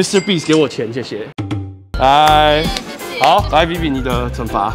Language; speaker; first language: Chinese; native; Chinese